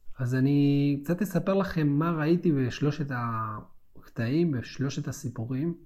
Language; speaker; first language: Hebrew; native; Hebrew